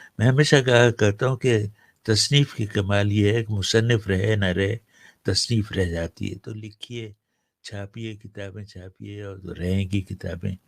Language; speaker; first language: Urdu; native; Urdu